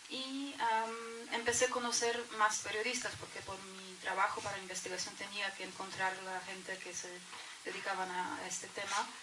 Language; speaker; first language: Spanish; non-native, fluent; Polish